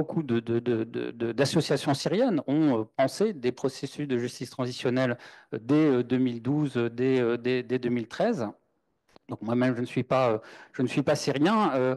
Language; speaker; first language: French; native; French